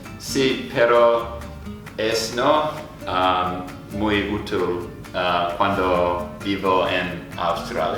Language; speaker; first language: Spanish; non-native, learner; English